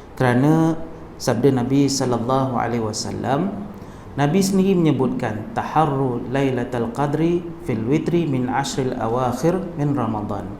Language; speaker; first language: Malay; native; Malay